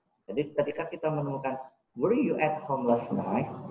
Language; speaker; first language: English; non-native, fluent; Indonesian